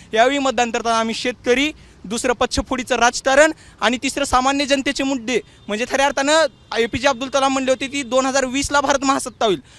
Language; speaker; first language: Marathi; native; Marathi